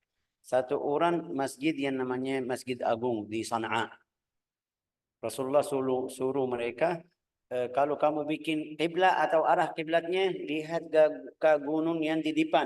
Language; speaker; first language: Indonesian; non-native, fluent; Arabic